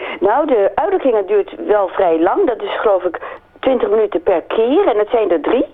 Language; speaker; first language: Dutch; native; Dutch